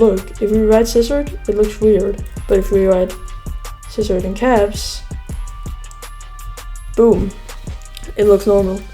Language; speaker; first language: English; native; English